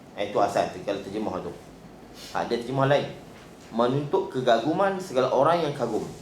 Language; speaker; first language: Malay; native; Malay